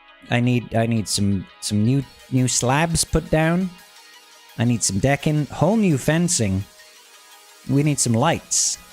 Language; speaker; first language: English; native; English